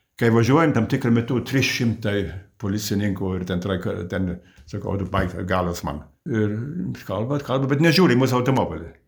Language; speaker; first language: Lithuanian; early bilingual, heritage; Lithuanian